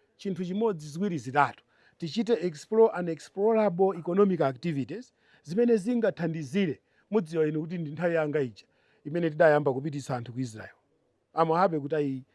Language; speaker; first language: Nyanja; native; Nyanja